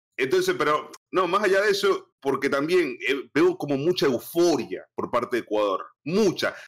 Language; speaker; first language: Spanish; native; Spanish